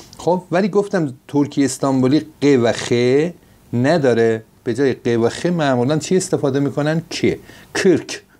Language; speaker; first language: Persian; non-native, local second language; Azerbaijani